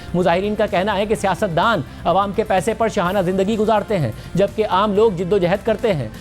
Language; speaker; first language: Urdu; native; Urdu